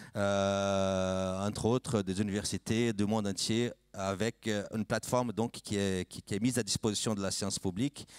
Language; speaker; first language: French; non-native, fluent; Portuguese